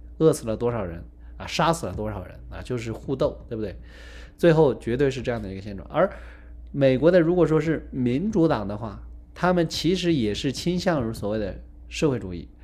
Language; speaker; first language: Chinese; native; Chinese